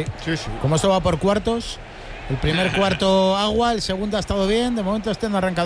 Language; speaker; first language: Spanish; native; Spanish